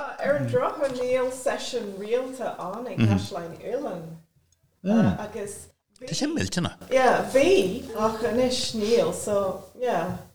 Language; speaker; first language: Irish; non-native, local second language; English